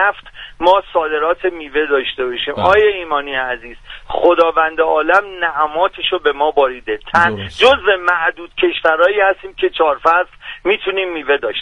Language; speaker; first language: Persian; native; Persian